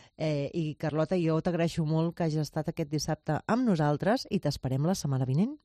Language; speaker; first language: Catalan; non-native, local second language; Spanish